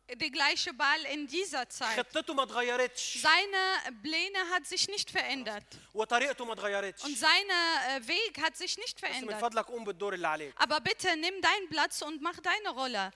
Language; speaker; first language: German; non-native, learner; Arabic